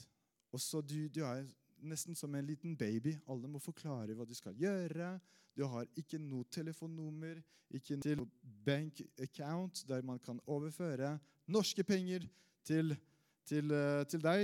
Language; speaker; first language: Norwegian; non-native, fluent; French